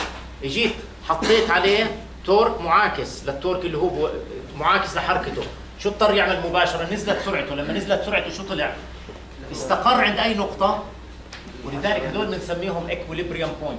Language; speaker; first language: Arabic; native; Arabic